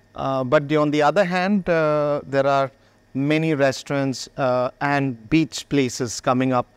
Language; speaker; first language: English; non-native, local second language; Malayalam